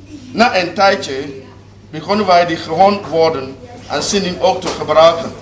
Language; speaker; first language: Dutch; non-native, learner; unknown